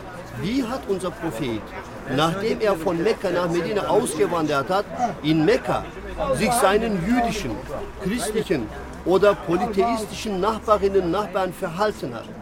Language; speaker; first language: German; non-native, fluent; Turkish